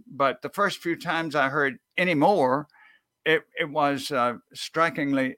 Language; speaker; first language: English; native; English